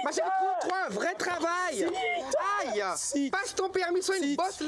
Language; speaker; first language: French; native; French